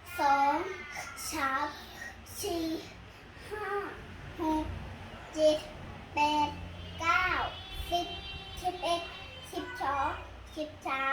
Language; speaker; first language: Thai; native; Thai